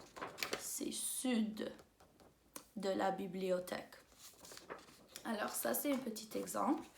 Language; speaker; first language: French; non-native, local second language; English